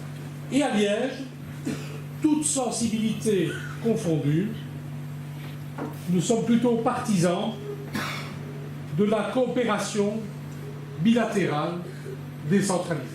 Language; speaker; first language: French; native; French